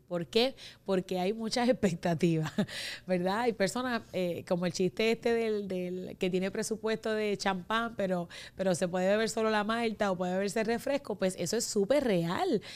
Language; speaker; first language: Spanish; native; Spanish